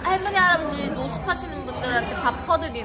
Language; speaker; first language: Korean; early bilingual, heritage; Korean